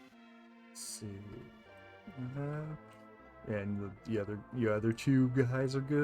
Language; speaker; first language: English; native; English